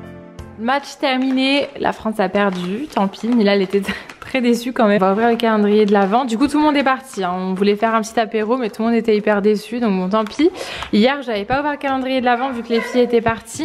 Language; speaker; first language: French; native; French